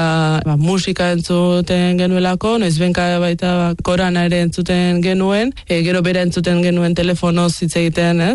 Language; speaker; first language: Basque; native; Basque